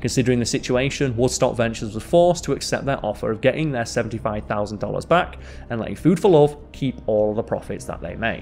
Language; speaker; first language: English; native; English